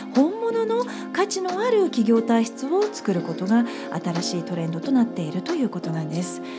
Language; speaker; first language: Japanese; native; Japanese